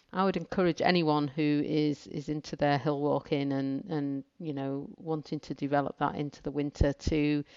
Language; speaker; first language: English; native; English